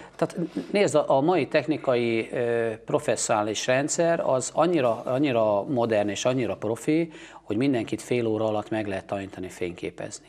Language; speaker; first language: Hungarian; native; Hungarian